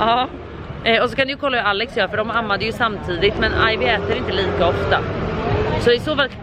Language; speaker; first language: Swedish; native; Swedish